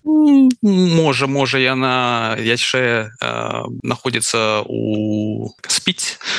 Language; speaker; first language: Belarusian; non-native, local second language; Russian